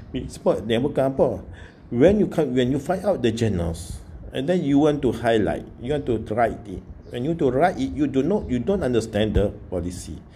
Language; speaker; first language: English; non-native, local second language; Malay